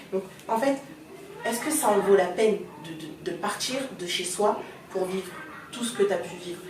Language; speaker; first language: French; native; French